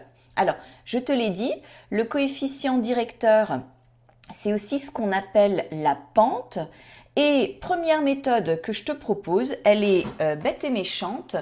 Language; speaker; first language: French; native; French